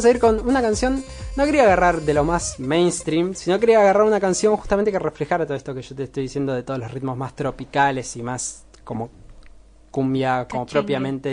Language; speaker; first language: Spanish; native; Spanish